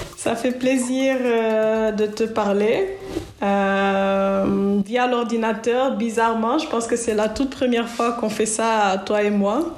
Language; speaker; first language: French; non-native, local second language; Wolof